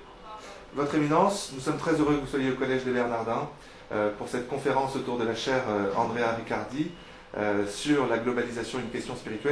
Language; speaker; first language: French; native; French